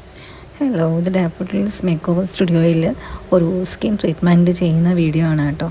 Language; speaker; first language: Malayalam; native; Malayalam